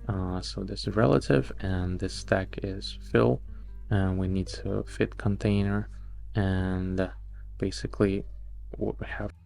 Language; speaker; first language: English; non-native, fluent; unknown